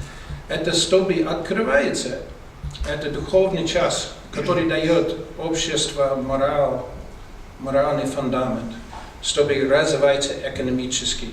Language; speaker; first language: Russian; non-native, learner; English